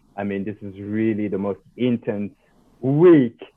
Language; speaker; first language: English; non-native, fluent; French